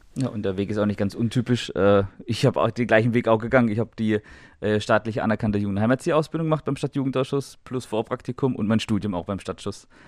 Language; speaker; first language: German; native; German